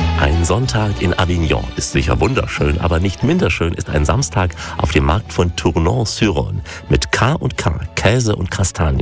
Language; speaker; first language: German; native; German